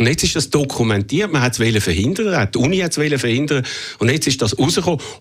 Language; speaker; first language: German; native; German